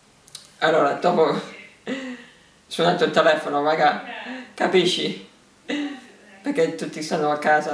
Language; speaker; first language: Italian; early bilingual, heritage; English